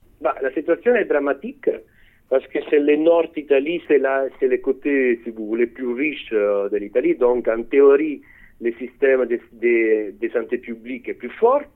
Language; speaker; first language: French; non-native, fluent; Italian